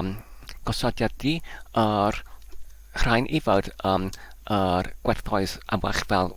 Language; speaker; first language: Welsh; non-native, learner; Polish